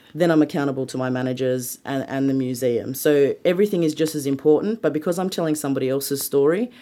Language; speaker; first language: English; native; English